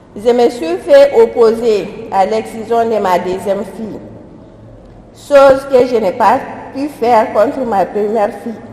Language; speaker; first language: French; non-native, local second language; Soninke